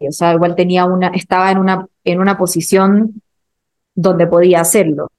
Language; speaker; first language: Spanish; native; Spanish